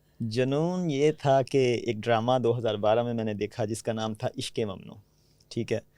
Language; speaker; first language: Urdu; non-native, local second language; Punjabi